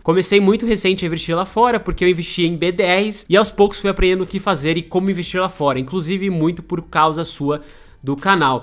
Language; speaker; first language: Portuguese; native; Portuguese